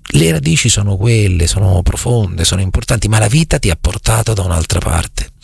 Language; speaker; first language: Italian; native; Italian